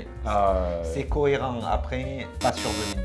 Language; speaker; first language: French; native; French